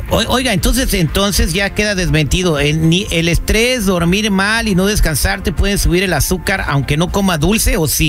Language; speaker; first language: Spanish; native; Spanish